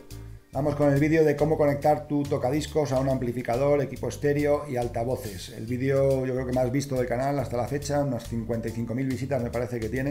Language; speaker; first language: Spanish; native; Spanish